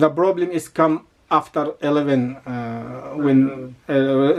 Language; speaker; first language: English; non-native, learner; Arabic